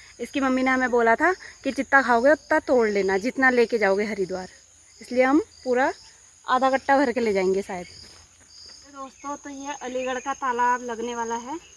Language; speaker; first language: Hindi; non-native, local second language; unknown